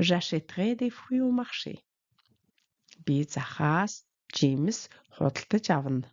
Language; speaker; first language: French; non-native, fluent; Mongolian